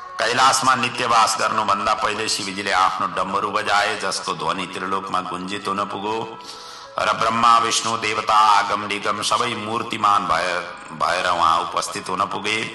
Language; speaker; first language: Nepali; native; Nepali